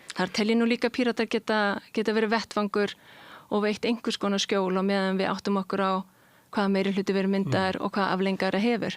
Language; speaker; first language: Icelandic; early bilingual, heritage; Icelandic